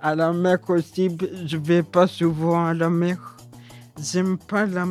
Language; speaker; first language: French; early bilingual, other home language; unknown